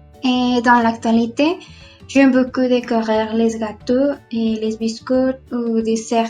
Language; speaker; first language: French; non-native, learner; Spanish